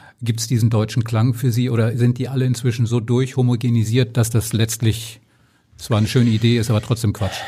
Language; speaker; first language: German; native; German